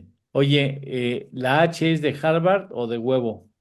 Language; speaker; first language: Spanish; native; Spanish